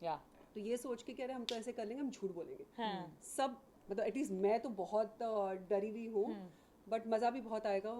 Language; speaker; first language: Hindi; native; Hindi